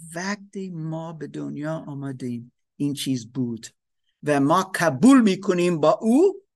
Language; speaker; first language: Persian; non-native, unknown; German